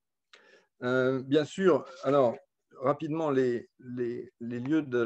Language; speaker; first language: French; native; French